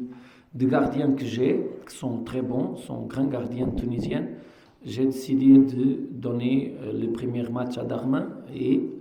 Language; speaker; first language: French; non-native, fluent; Portuguese